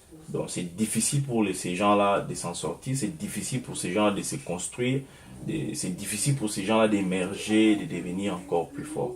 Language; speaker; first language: French; non-native, local second language; Lingala